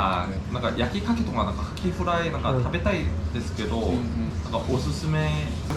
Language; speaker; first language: Japanese; non-native, fluent; Korean